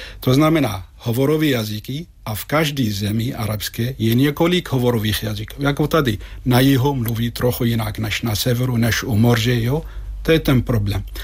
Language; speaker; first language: Czech; non-native, fluent; Arabic